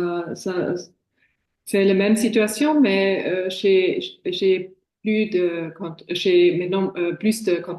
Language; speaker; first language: French; non-native, fluent; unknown